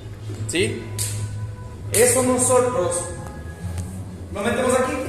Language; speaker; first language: Spanish; native; Spanish